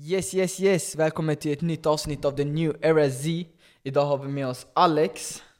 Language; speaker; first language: Swedish; early bilingual, other home language; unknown